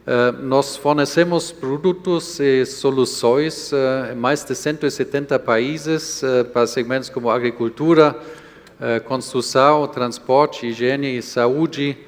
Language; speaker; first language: Portuguese; non-native, fluent; German